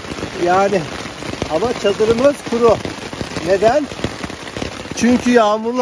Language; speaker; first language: Turkish; native; Turkish